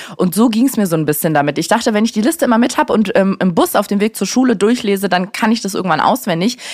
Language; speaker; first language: German; native; German